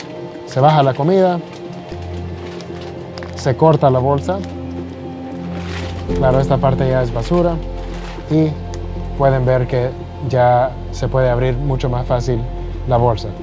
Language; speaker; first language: Spanish; early bilingual, heritage; Spanish